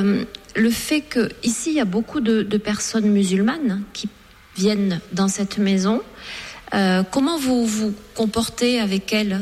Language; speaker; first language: French; native; French